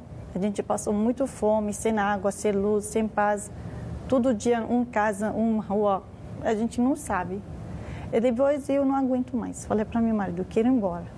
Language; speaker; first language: Portuguese; non-native, learner; Arabic